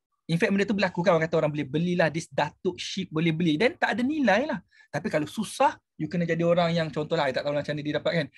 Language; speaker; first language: Malay; native; Malay